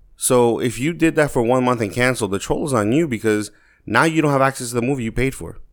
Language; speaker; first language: English; native; English